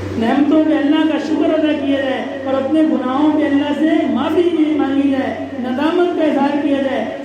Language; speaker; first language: Urdu; non-native, local second language; Punjabi